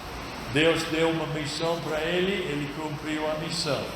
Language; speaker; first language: Portuguese; non-native, fluent; English